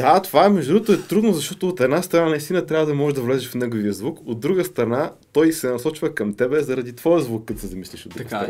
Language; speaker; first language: Bulgarian; native; Bulgarian